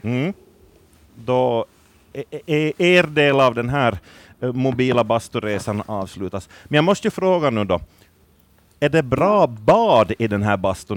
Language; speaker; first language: Swedish; native; Swedish